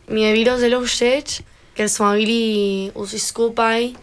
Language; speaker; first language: Slovenian; early bilingual, heritage; Spanish